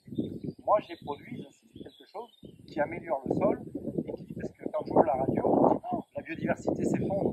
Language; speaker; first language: French; native; French